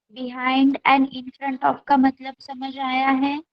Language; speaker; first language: Hindi; non-native, local second language; Marathi